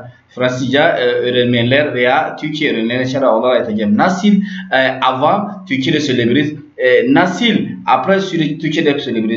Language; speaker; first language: Turkish; non-native, learner; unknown